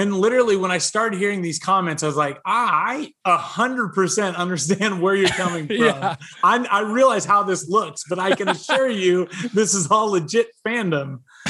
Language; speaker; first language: English; native; English